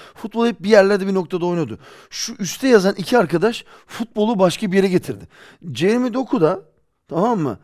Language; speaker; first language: Turkish; early bilingual, heritage; Turkish